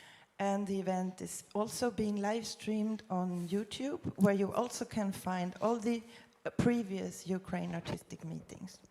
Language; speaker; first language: English; non-native, fluent; Swedish